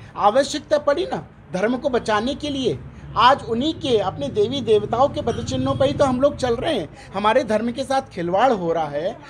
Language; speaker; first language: Hindi; native; Hindi